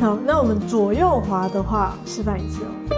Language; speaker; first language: Chinese; native; Chinese